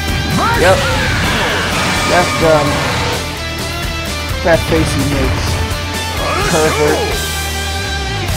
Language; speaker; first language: English; native; English